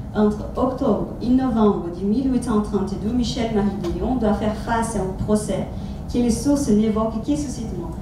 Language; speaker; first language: French; non-native, fluent; Portuguese